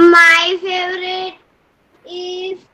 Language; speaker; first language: English; non-native, learner; Hindi